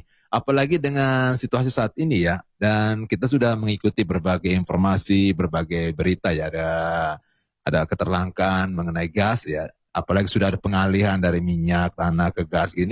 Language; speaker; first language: Indonesian; native; Indonesian